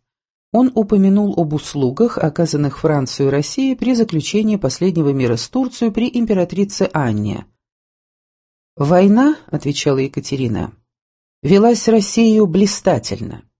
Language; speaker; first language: Russian; native; Russian